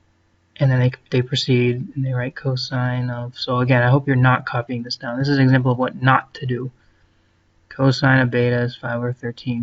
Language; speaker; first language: English; native; English